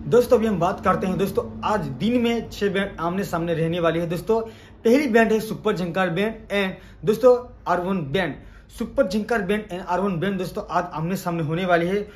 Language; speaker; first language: Hindi; non-native, local second language; Gamit